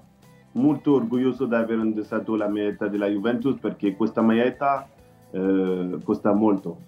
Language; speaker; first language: Italian; non-native, learner; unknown